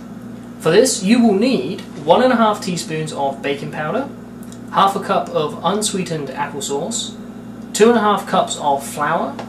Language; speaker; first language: English; native; English